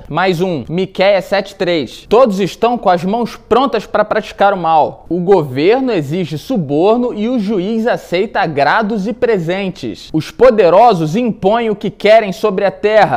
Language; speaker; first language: Portuguese; native; Portuguese